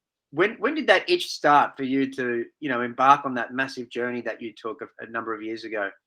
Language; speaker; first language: English; native; English